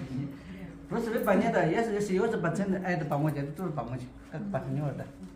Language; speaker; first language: Russian; non-native, learner; Chinese